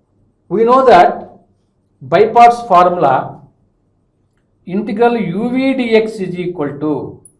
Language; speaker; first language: English; non-native, local second language; Telugu